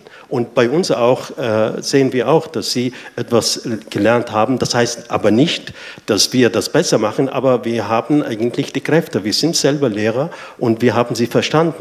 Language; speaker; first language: German; non-native, fluent; Arabic